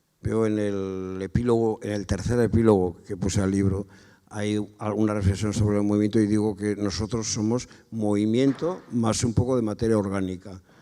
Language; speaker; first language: Spanish; non-native, local second language; Basque